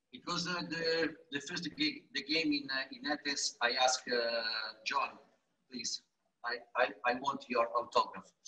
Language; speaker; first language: English; non-native, learner; Italian